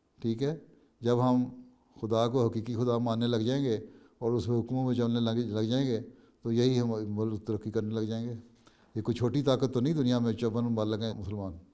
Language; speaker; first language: Urdu; native; Urdu